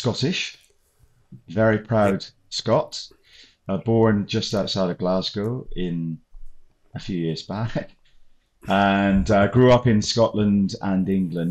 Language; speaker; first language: English; native; English